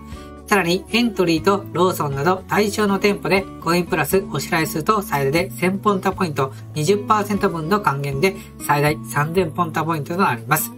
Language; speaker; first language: Japanese; native; Japanese